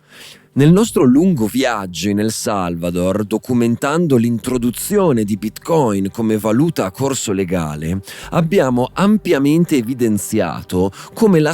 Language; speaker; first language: Italian; native; Italian